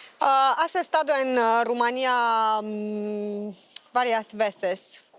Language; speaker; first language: Spanish; non-native, learner; Romanian